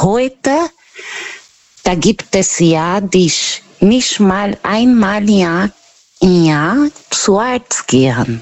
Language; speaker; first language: German; non-native, learner; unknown